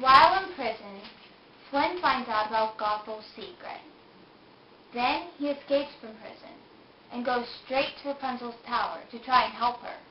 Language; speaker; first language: English; native; English